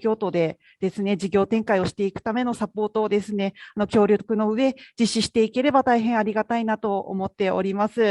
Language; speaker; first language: Japanese; native; Japanese